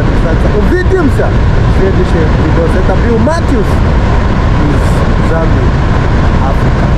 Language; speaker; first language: Russian; non-native, fluent; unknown